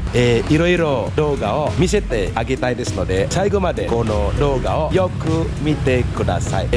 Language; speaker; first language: Japanese; non-native, learner; Indonesian